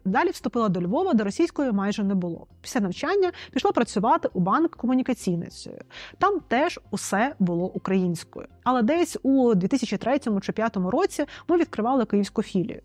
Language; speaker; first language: Ukrainian; non-native, local second language; Russian